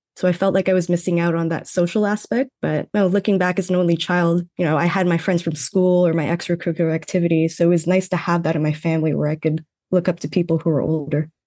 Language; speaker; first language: English; non-native, fluent; Filipino